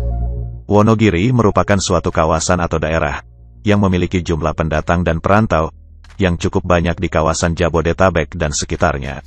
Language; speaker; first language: Indonesian; native; Indonesian